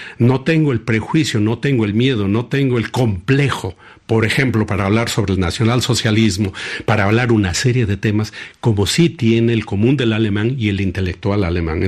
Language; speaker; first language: Spanish; native; Spanish